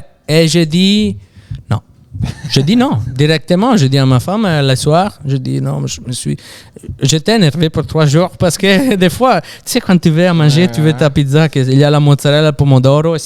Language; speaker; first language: French; non-native, fluent; Italian